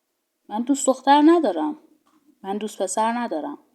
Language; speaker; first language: Persian; native; Persian